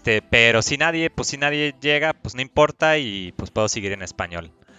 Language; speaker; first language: Spanish; early bilingual, heritage; Spanish